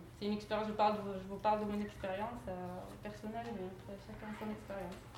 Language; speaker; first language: French; non-native, fluent; Arabic